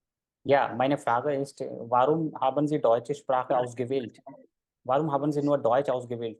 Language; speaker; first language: German; non-native, fluent; Hindi